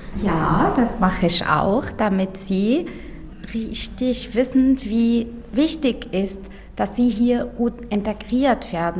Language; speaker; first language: German; non-native, learner; Arabic